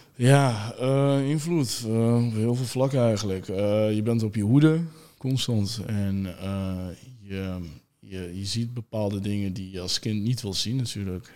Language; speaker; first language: Dutch; early bilingual, other home language; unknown